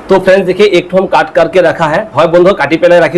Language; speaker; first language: Hindi; non-native, local second language; Assamese